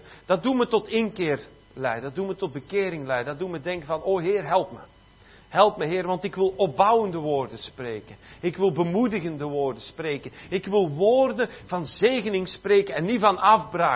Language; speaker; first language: Dutch; native; Dutch